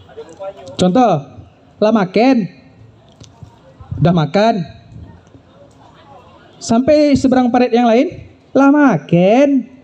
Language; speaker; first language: Indonesian; native; Indonesian